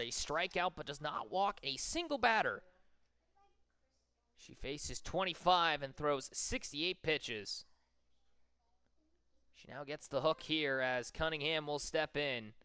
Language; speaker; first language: English; native; English